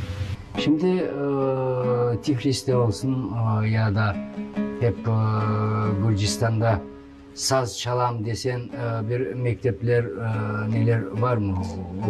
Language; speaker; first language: Turkish; non-native, fluent; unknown